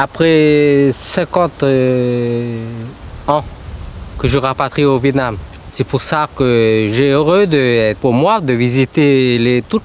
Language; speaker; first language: French; non-native, local second language; Vietnamese